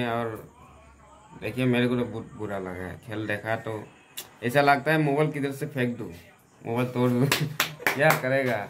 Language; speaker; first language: Hindi; non-native, local second language; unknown